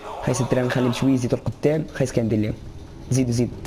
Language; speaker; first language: Arabic; native; Arabic